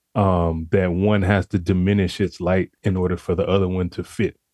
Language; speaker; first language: English; native; English